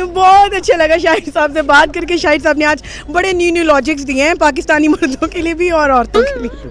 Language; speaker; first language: Urdu; native; Urdu